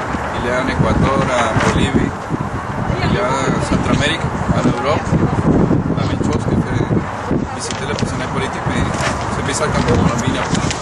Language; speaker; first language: French; non-native, learner; Spanish